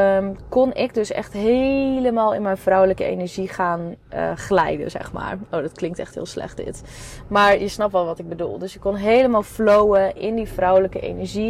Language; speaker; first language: Dutch; native; Dutch